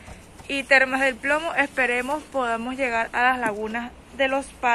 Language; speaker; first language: Spanish; native; Spanish